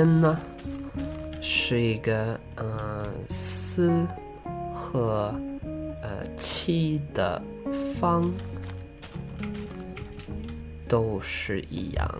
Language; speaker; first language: Chinese; early bilingual, heritage; Chinese